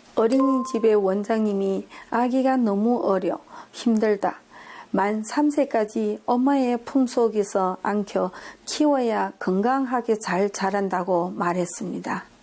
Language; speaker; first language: Korean; non-native, fluent; Chinese